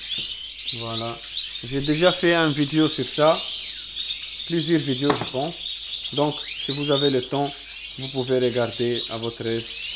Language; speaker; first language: French; non-native, learner; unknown